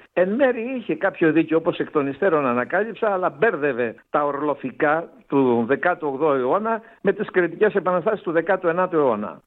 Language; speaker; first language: Greek; native; Greek